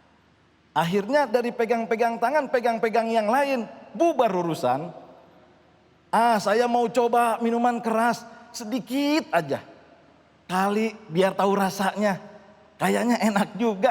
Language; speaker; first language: Indonesian; native; Indonesian